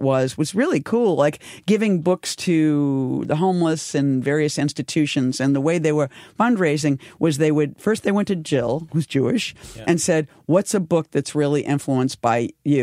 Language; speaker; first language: English; native; English